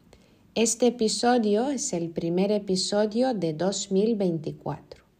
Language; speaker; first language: Spanish; non-native, fluent; Lithuanian